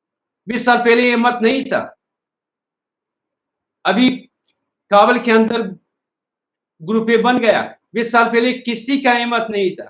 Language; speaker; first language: Hindi; non-native, learner; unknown